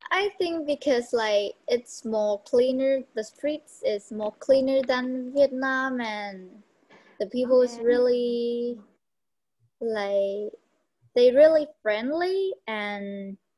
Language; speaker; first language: English; non-native, learner; Vietnamese